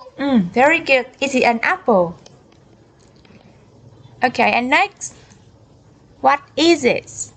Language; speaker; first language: English; non-native, learner; Vietnamese